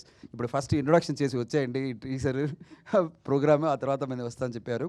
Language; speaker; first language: Telugu; non-native, learner; Tamil